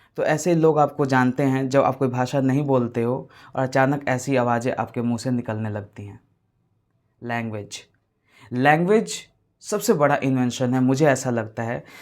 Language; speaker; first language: Hindi; native; Hindi